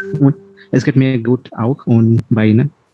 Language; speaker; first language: German; non-native, learner; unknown